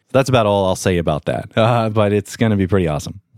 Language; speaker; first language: English; native; English